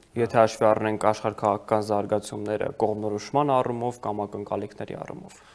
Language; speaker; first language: Armenian; native; Armenian